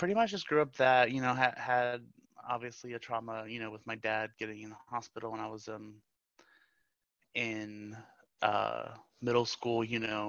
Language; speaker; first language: English; native; English